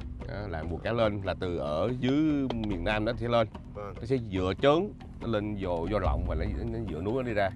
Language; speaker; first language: Vietnamese; native; Vietnamese